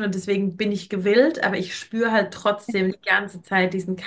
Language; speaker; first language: German; native; German